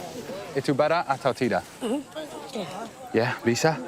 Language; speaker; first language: Indonesian; non-native, learner; English